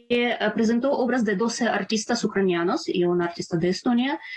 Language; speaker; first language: Spanish; non-native, fluent; Ukrainian